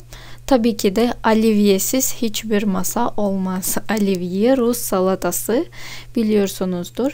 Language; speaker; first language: Turkish; non-native, fluent; Russian